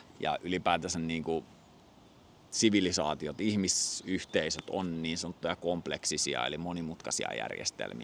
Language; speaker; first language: Finnish; native; Finnish